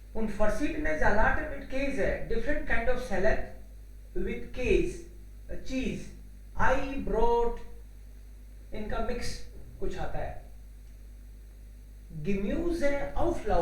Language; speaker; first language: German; non-native, fluent; Hindi